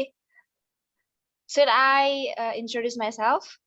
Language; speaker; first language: English; non-native, learner; Indonesian